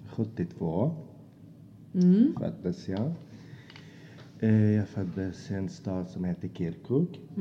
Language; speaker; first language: Swedish; non-native, fluent; Azerbaijani